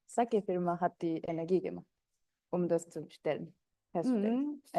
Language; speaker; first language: German; non-native, fluent; Japanese